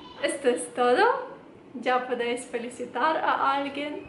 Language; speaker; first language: Spanish; non-native, fluent; Russian